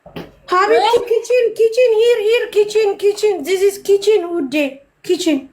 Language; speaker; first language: English; non-native, learner; Amharic